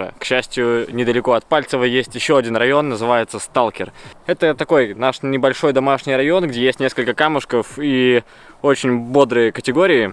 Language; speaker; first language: Russian; native; Russian